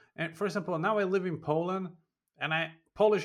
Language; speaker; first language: English; non-native, fluent; Portuguese